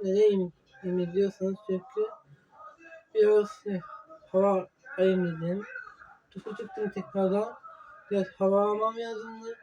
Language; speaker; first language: Turkish; non-native, learner; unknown